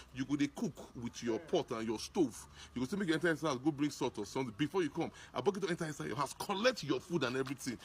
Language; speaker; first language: Nigerian Pidgin; non-native, local second language; Bini